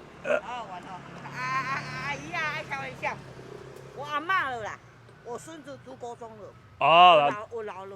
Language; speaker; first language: Chinese; non-native, local second language; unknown